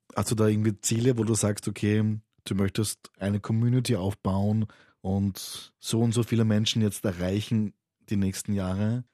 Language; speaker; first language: German; native; German